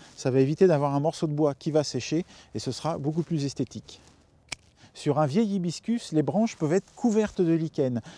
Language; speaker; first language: French; native; French